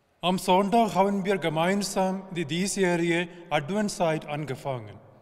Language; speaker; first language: German; non-native, fluent; Malayalam